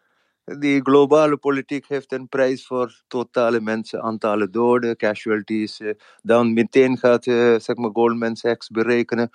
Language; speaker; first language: Dutch; non-native, fluent; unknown